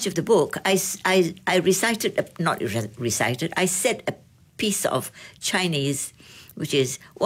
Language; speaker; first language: English; non-native, local second language; Malay